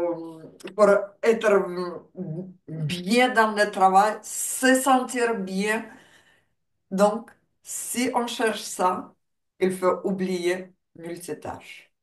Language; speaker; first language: French; non-native, fluent; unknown